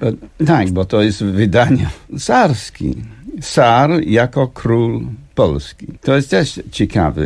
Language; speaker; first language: Polish; non-native, fluent; English